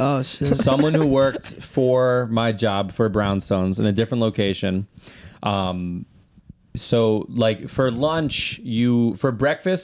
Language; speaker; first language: English; native; English